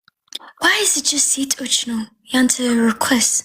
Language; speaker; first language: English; non-native, learner; Amharic